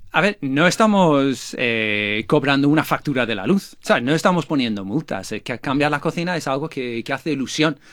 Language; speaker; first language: Spanish; non-native, fluent; English